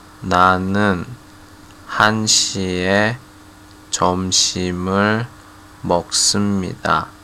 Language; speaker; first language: Korean; non-native, learner; Chinese